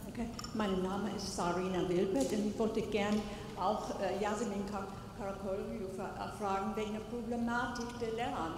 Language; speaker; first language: German; non-native, fluent; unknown